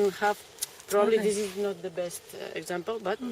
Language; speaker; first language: English; non-native, learner; Catalan